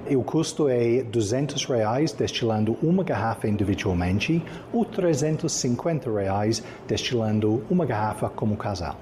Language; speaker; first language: Portuguese; non-native, fluent; English